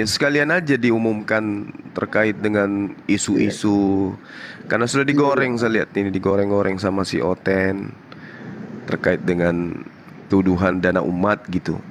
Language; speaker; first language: Indonesian; native; Indonesian